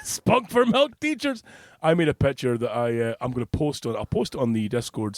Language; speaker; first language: English; native; English